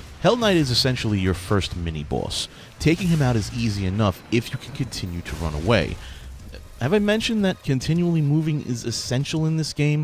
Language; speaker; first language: English; native; English